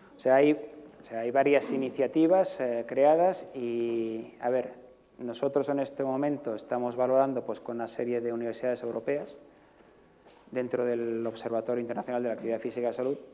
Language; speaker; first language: Spanish; native; Spanish